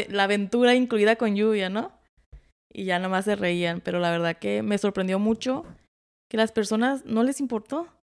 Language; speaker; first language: Spanish; early bilingual, heritage; Spanish